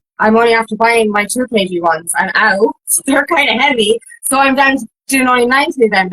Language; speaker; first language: English; native; English